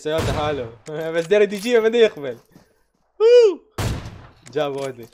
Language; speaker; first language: Arabic; native; Arabic